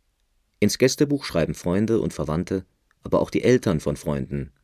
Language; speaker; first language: German; native; German